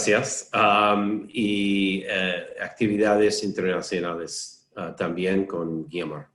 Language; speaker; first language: Spanish; non-native, learner; English